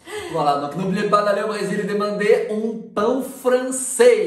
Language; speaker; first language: French; non-native, fluent; Portuguese